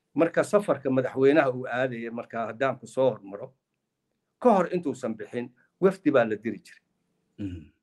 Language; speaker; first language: Somali; native; Somali